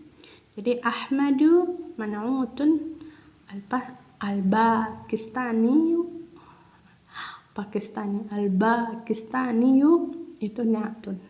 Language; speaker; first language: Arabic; non-native, learner; Indonesian